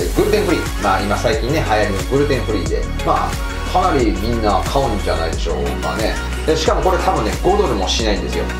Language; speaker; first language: Japanese; native; Japanese